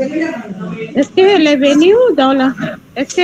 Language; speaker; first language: French; non-native, learner; Tamil